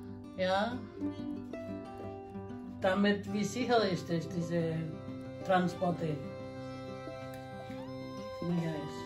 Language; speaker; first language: German; non-native, learner; Indonesian